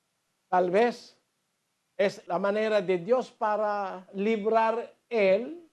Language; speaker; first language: Spanish; non-native, learner; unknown